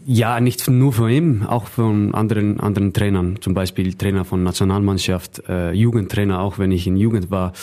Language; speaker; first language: German; non-native, fluent; Icelandic